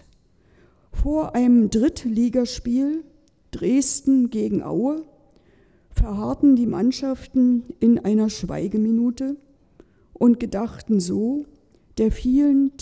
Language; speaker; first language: German; native; German